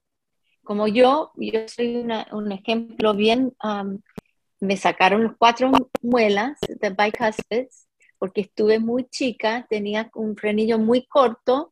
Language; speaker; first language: Spanish; non-native, fluent; English